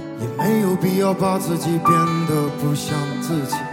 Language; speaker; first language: Chinese; native; Chinese